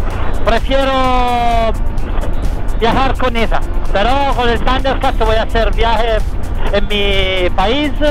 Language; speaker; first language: Spanish; non-native, learner; Italian